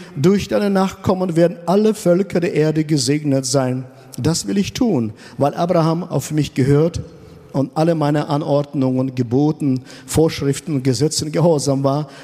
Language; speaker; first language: German; non-native, fluent; Russian